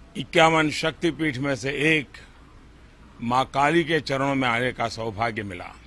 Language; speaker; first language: Hindi; non-native, local second language; Gujarati